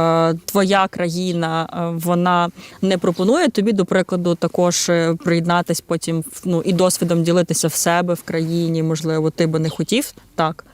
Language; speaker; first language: Ukrainian; native; Ukrainian